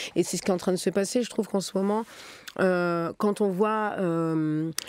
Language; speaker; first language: French; native; French